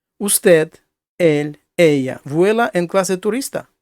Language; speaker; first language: Spanish; non-native, fluent; Ukrainian